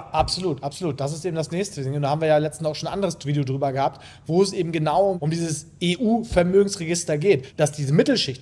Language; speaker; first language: German; native; German